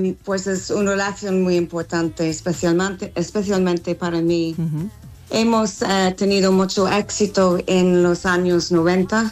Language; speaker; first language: Spanish; non-native, fluent; English